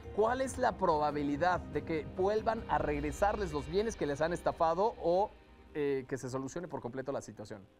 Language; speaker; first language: Spanish; native; Spanish